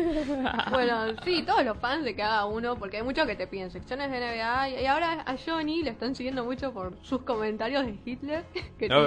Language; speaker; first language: Spanish; native; Spanish